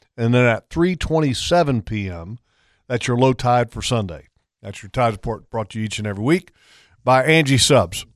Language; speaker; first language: English; native; English